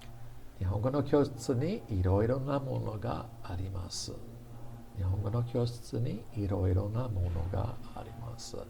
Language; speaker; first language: Japanese; non-native, fluent; English